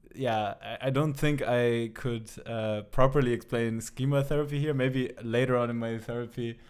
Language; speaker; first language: English; non-native, fluent; German